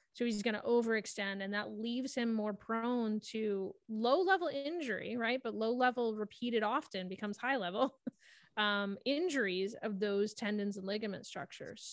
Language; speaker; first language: English; native; English